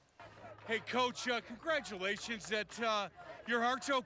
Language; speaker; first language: English; native; English